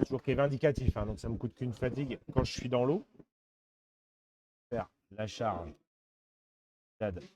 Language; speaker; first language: French; native; French